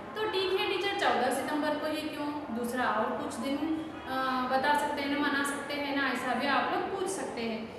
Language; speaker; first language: Hindi; non-native, local second language; Telugu